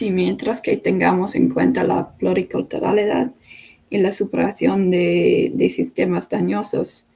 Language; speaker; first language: Spanish; non-native, fluent; English